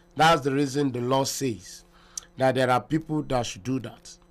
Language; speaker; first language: English; non-native, local second language; Yoruba